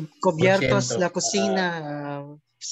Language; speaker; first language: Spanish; non-native, learner; English